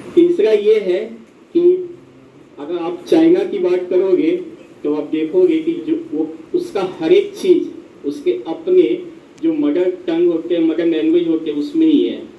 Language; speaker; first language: Hindi; native; Hindi